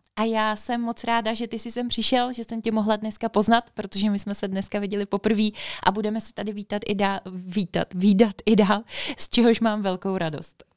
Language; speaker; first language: Czech; native; Czech